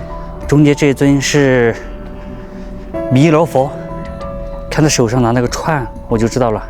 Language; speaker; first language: Chinese; native; Chinese